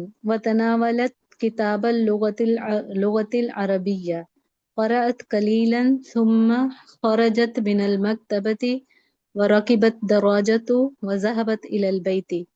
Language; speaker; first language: Arabic; non-native, learner; Urdu